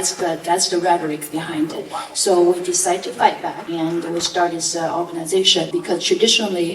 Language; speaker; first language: English; non-native, fluent; Chinese